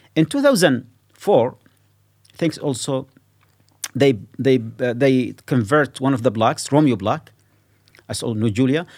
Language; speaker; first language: English; non-native, fluent; Arabic